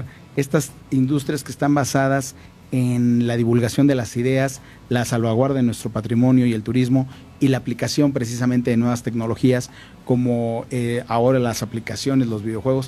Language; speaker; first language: Spanish; native; Spanish